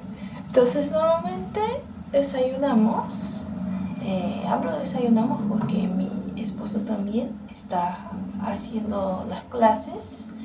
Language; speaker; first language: Spanish; non-native, learner; Portuguese